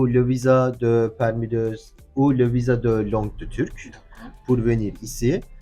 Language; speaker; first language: French; non-native, learner; Turkish